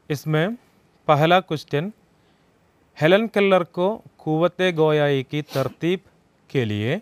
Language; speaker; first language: Hindi; non-native, local second language; Malayalam